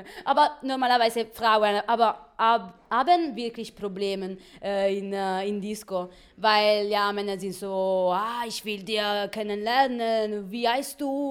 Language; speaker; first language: German; non-native, learner; Italian